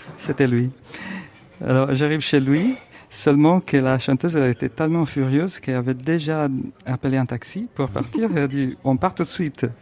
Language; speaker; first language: French; non-native, fluent; Italian